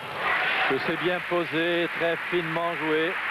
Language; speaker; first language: French; native; French